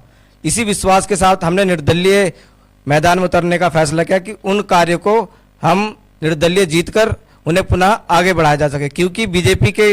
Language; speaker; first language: Hindi; native; Hindi